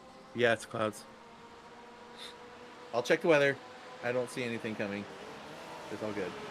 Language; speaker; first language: English; native; English